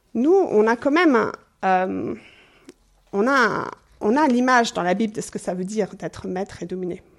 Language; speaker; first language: French; non-native, fluent; English